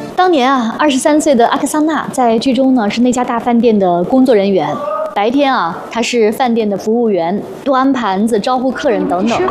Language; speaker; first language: Chinese; native; Chinese